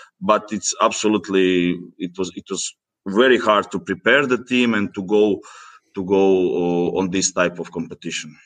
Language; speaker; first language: English; non-native, fluent; Greek